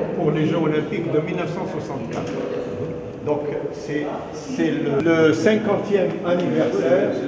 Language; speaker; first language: French; non-native, local second language; Arabic